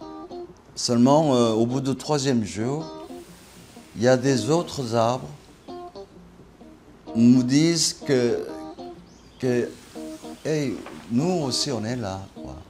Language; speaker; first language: French; non-native, fluent; Korean